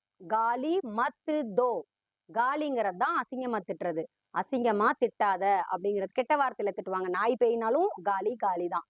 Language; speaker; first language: Tamil; early bilingual, heritage; Tamil